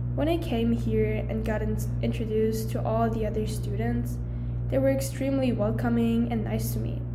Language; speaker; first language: English; early bilingual, other home language; German